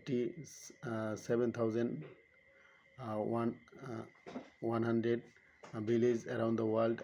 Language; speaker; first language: English; non-native, learner; Bangla